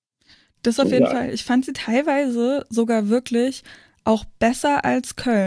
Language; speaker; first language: German; native; German